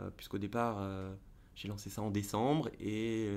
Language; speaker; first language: French; native; French